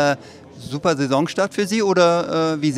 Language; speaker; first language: German; native; German